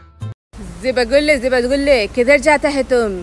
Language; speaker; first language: Hindi; non-native, local second language; Pashto